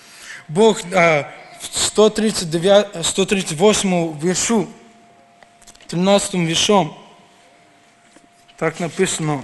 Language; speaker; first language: Ukrainian; early bilingual, heritage; Ukrainian